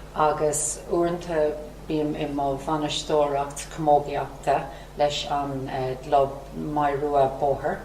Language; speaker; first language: Irish; non-native, local second language; English